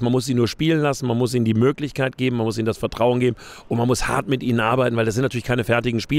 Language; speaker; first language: German; native; German